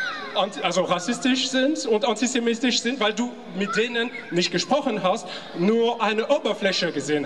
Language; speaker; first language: German; non-native, fluent; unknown